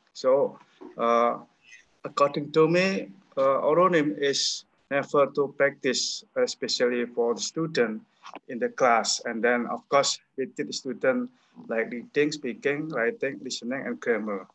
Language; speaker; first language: English; non-native, learner; Indonesian